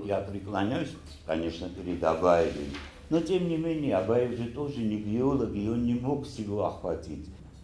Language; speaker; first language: Russian; non-native, local second language; Ossetic